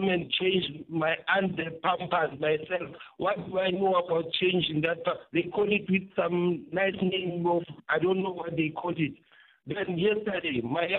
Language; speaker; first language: English; non-native, local second language; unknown